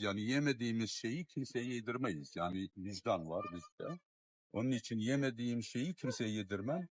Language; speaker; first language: Turkish; non-native, fluent; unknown